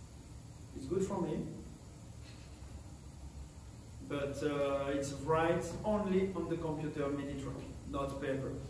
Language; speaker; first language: English; non-native, learner; French